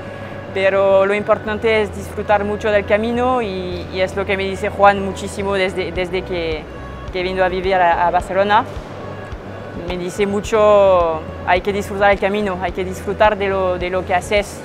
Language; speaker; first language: Spanish; non-native, fluent; French